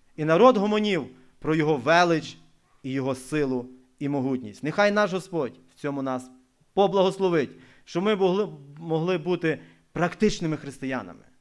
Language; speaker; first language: Ukrainian; non-native, local second language; Russian